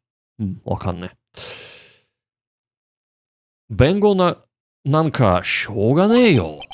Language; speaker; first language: Japanese; non-native, learner; English